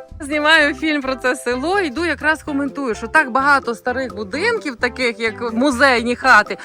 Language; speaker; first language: Ukrainian; native; Ukrainian